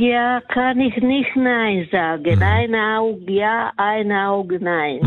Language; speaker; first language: German; non-native, learner; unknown